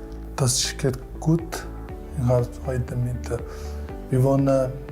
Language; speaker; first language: German; non-native, learner; Tibetan